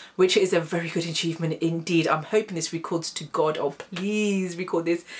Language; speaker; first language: English; native; English